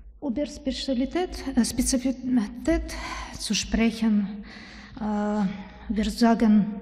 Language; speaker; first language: German; non-native, learner; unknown